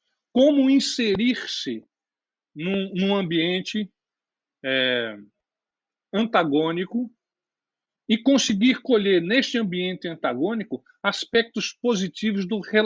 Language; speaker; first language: Portuguese; native; Portuguese